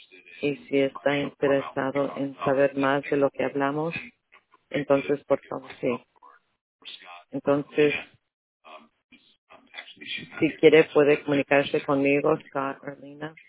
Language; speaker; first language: Spanish; early bilingual, heritage; Spanish